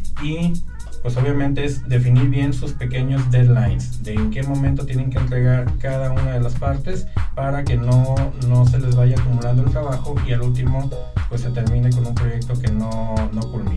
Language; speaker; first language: Spanish; native; Spanish